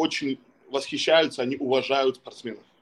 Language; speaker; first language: Russian; non-native, learner; Portuguese